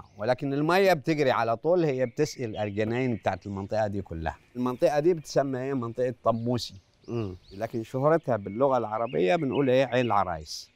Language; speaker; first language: Egyptian Arabic; non-native, local second language; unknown